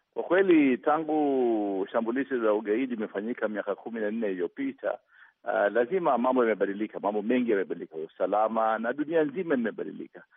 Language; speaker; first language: Swahili; native; Swahili